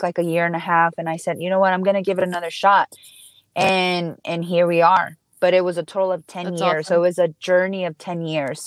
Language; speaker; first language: English; early bilingual, other home language; Spanish